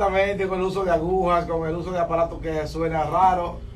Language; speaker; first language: Spanish; native; Spanish